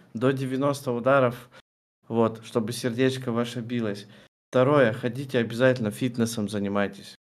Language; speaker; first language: Russian; native; Russian